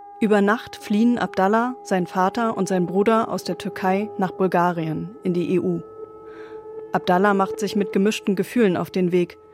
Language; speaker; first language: German; native; German